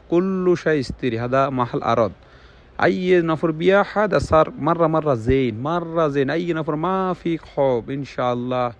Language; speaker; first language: Arabic; non-native, learner; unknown